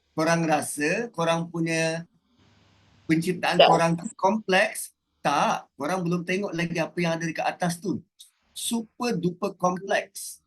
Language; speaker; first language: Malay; native; Malay